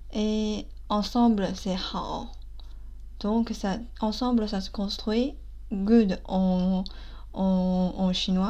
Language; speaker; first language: French; non-native, fluent; Chinese